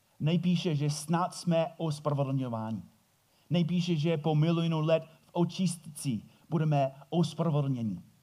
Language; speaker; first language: Czech; non-native, fluent; English